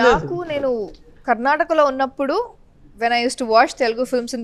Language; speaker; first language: Telugu; non-native, local second language; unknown